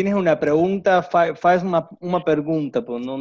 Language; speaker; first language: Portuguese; non-native, fluent; Spanish